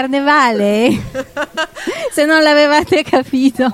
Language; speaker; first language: Italian; native; Italian